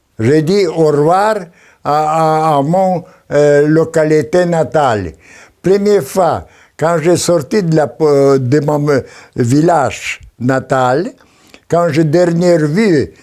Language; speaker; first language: French; non-native, learner; Polish